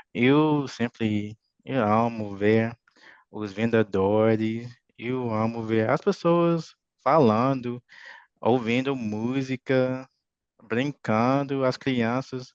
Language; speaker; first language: Portuguese; non-native, fluent; English